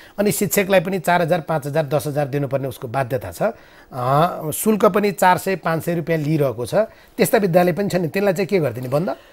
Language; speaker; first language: Nepali; native; Nepali